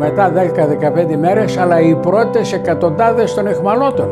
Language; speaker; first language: Greek; native; Greek